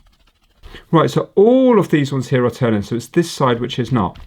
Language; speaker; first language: English; native; English